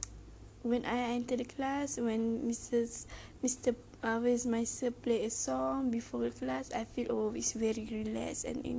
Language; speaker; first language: English; non-native, learner; Malay